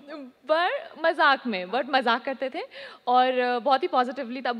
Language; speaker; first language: Hindi; native; Hindi